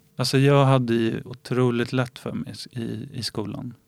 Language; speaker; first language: Swedish; native; Swedish